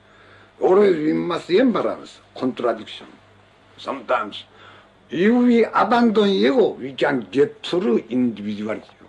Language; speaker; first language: English; non-native, learner; Japanese